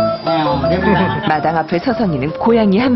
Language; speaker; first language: Korean; native; Korean